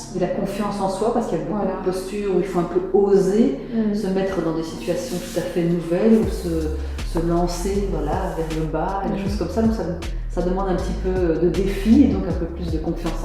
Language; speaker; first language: French; native; French